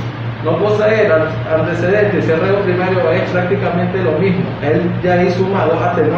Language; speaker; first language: Spanish; native; Spanish